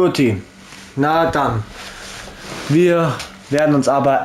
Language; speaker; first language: German; native; German